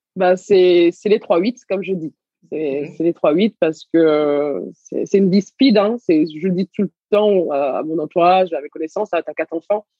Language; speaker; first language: French; early bilingual, other home language; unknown